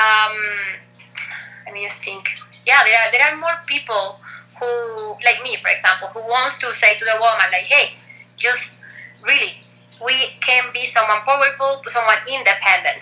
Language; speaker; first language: English; non-native, fluent; Spanish